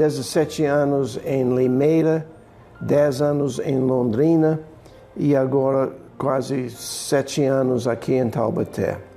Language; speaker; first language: Portuguese; non-native, fluent; English